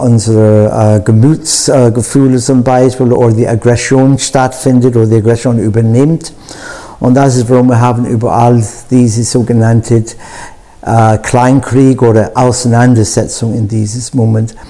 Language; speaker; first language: German; non-native, fluent; English